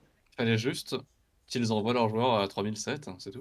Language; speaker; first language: French; native; French